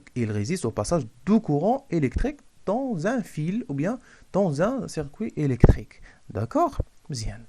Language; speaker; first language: French; non-native, local second language; Arabic